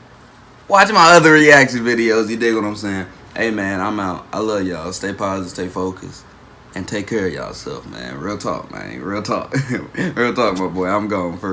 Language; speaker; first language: English; native; English